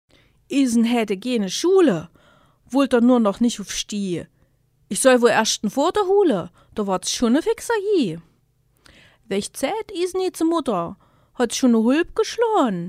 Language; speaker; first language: German; native; German